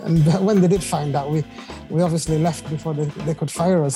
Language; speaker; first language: English; native; English